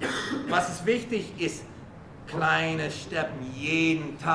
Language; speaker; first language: German; non-native, learner; English